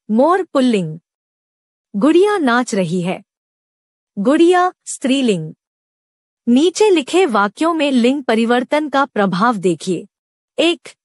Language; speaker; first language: Hindi; native; Hindi